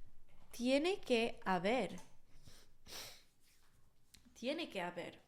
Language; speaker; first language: Spanish; non-native, fluent; English